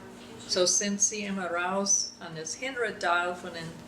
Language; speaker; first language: German; early bilingual, heritage; German